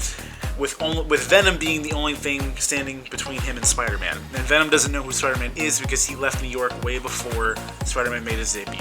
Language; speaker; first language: English; native; English